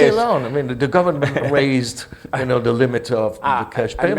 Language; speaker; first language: English; non-native, fluent; Italian